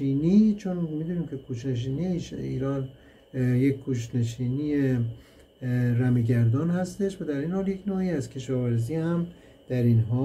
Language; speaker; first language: Persian; native; Persian